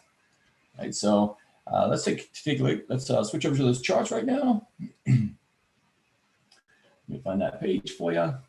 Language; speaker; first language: English; native; English